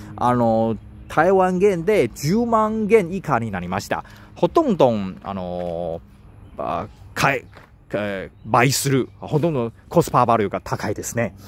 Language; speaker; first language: Japanese; non-native, learner; Chinese